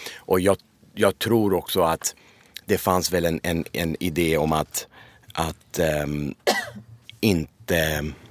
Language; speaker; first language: Swedish; early bilingual, other home language; Persian